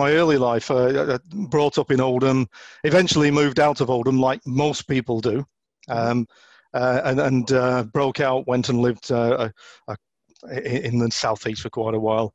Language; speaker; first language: English; native; English